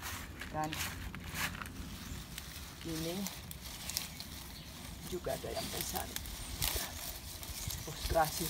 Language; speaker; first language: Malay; non-native, fluent; Spanish